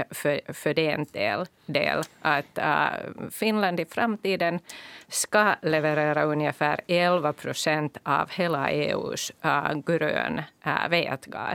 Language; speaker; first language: Swedish; non-native, local second language; Finnish